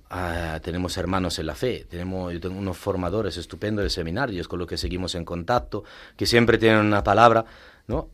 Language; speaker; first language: Spanish; non-native, fluent; Italian